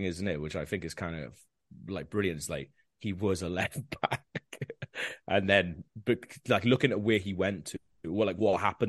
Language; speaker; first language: English; non-native, local second language; Welsh